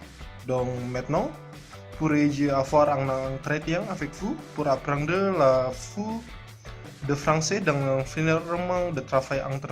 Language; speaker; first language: French; non-native, learner; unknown